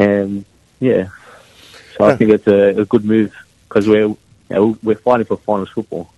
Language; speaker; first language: English; early bilingual, other home language; Greek